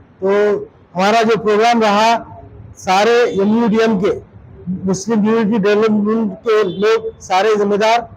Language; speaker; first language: Urdu; native; Urdu